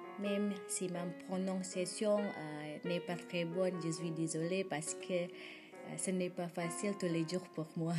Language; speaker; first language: French; non-native, learner; Indonesian